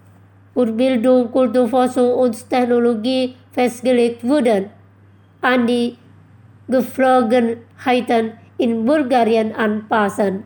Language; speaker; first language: German; non-native, fluent; Indonesian